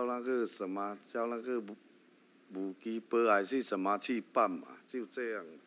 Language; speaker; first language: Chinese; early bilingual, heritage; Chinese